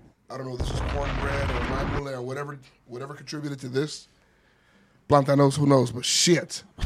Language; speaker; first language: English; native; English